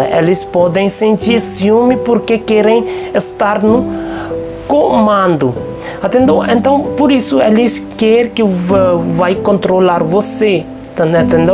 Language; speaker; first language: Portuguese; non-native, local second language; Hindi